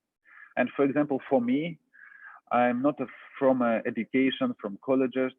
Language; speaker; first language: English; non-native, fluent; Russian